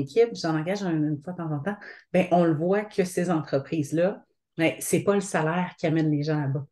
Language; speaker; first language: French; native; French